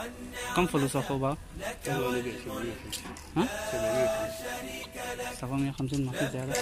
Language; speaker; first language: Arabic; non-native, learner; Urdu